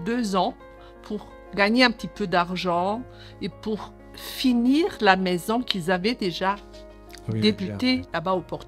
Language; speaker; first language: French; early bilingual, other home language; Portuguese